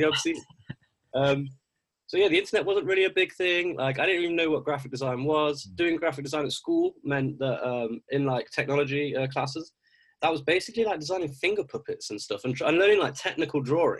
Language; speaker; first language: English; native; English